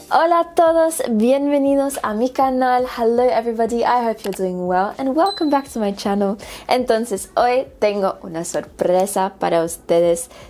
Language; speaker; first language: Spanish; non-native, fluent; English